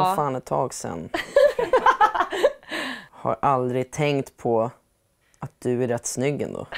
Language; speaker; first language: Swedish; native; Swedish